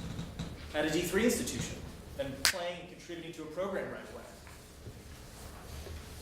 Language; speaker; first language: English; native; English